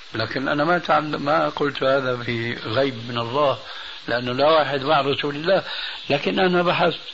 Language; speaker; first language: Arabic; early bilingual, other home language; Albanian